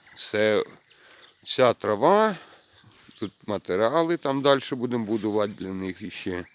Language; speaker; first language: Ukrainian; native; Ukrainian